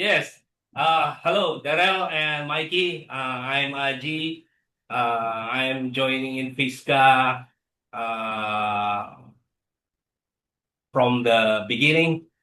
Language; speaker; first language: English; non-native, learner; Indonesian